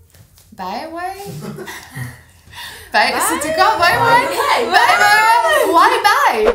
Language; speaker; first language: French; native; French